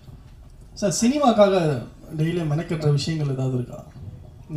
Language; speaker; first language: Tamil; native; Tamil